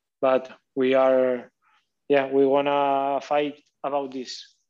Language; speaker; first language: English; non-native, learner; Catalan